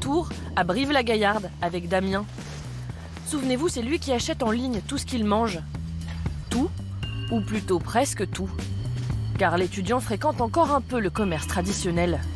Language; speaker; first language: French; native; French